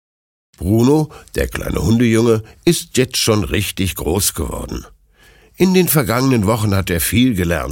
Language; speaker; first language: German; native; German